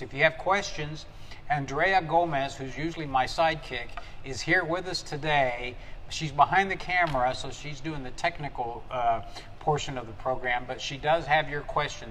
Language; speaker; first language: English; early bilingual, other home language; Spanish